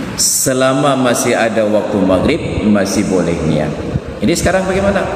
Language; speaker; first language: Malay; non-native, local second language; Achinese